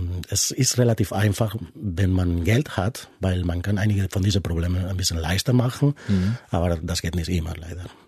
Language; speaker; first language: German; non-native, fluent; Spanish